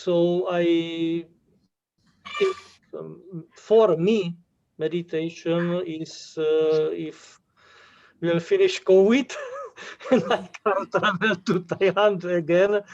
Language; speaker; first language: English; non-native, learner; Czech